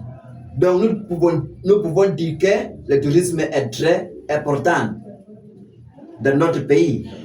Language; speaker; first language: French; non-native, fluent; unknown